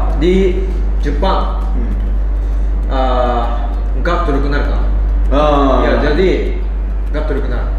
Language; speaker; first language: Indonesian; non-native, fluent; Japanese